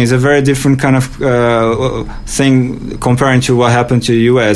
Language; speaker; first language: English; non-native, fluent; Portuguese